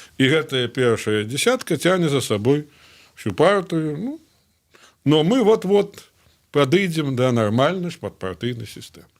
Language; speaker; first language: Belarusian; native; Belarusian